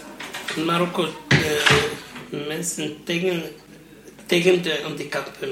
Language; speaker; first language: Dutch; non-native, learner; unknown